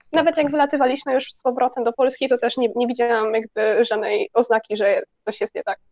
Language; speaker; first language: Polish; early bilingual, other home language; Japanese